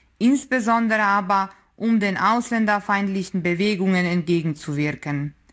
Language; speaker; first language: German; non-native, fluent; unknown